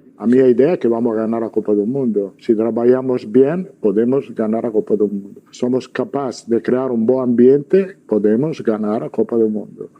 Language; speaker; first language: Portuguese; non-native, learner; Italian